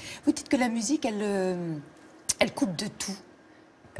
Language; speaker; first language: French; native; French